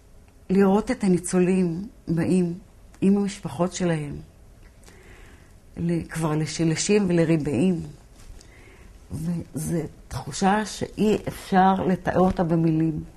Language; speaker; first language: Hebrew; early bilingual, other home language; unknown